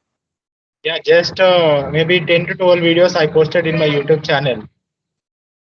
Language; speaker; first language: English; non-native, learner; Telugu